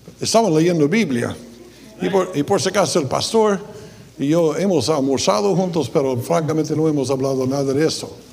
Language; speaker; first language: Spanish; non-native, fluent; English